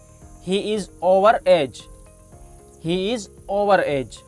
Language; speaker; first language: English; non-native, fluent; Hindi